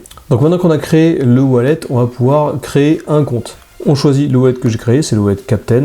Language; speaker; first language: French; native; French